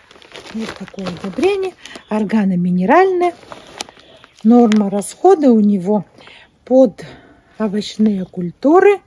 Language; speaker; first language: Russian; native; Russian